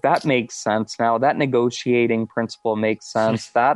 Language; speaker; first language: English; native; English